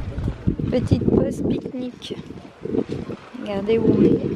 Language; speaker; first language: French; native; French